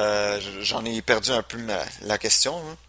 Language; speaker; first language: French; native; French